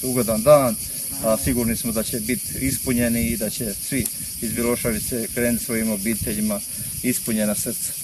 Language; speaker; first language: Bosnian; native; Bosnian